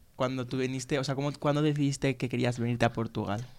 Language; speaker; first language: Spanish; native; Spanish